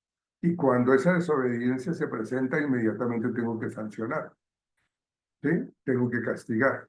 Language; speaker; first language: Spanish; native; Spanish